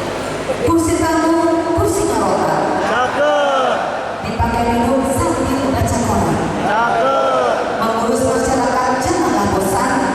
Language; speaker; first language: Indonesian; native; Indonesian